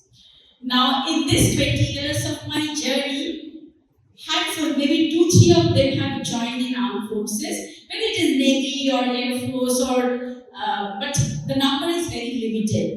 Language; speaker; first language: English; non-native, local second language; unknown